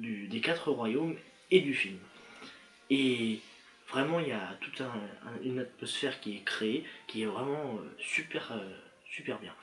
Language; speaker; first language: French; native; French